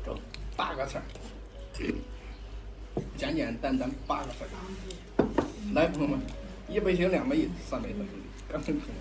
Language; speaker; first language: Chinese; native; Chinese